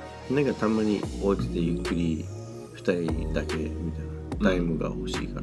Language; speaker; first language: Japanese; native; Japanese